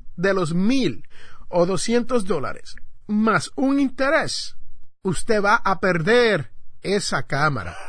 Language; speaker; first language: Spanish; native; Spanish